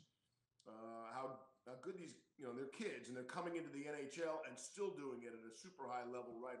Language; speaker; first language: English; native; English